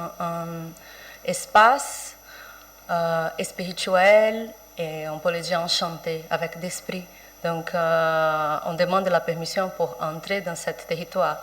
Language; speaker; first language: French; non-native, fluent; Portuguese